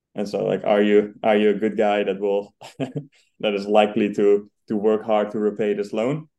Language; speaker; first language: English; non-native, fluent; Dutch